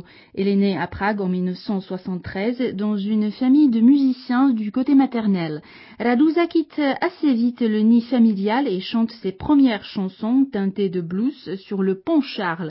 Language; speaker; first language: French; native; French